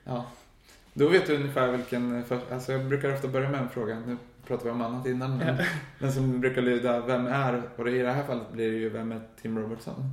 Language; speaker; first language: Swedish; native; Swedish